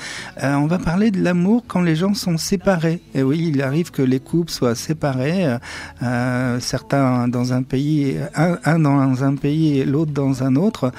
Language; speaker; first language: French; native; French